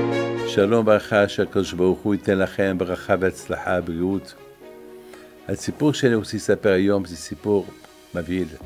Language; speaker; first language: Hebrew; non-native, fluent; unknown